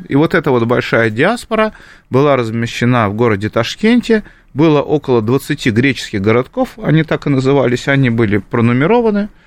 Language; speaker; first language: Russian; native; Russian